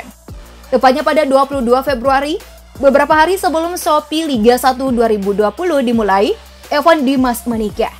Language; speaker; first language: Indonesian; native; Indonesian